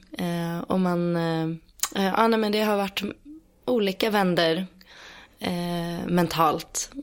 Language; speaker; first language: Swedish; native; Swedish